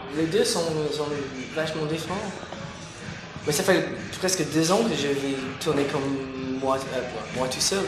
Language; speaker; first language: French; non-native, fluent; English